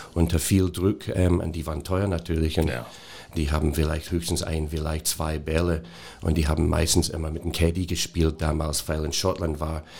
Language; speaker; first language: German; non-native, fluent; English